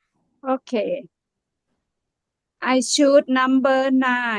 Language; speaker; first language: English; non-native, learner; Thai